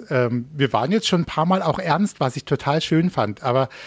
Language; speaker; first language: German; non-native, fluent; English